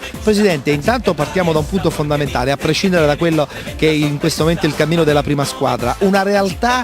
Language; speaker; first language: Italian; native; Italian